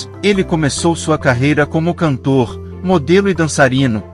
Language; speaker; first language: Portuguese; native; Portuguese